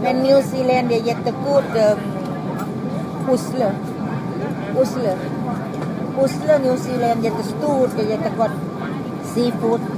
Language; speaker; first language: Swedish; non-native, learner; Thai